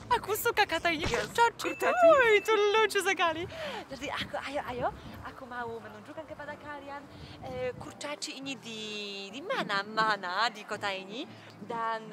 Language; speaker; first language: Indonesian; non-native, learner; Polish